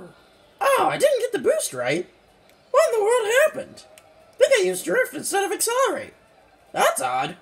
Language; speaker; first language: English; native; English